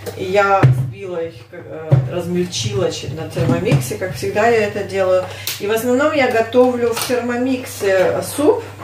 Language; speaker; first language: Russian; native; Russian